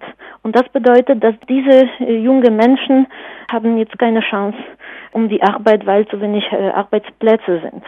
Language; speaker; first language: German; non-native, fluent; Polish